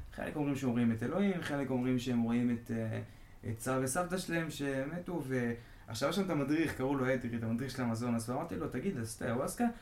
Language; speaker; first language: Hebrew; native; Hebrew